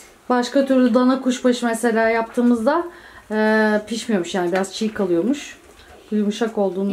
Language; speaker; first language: Turkish; native; Turkish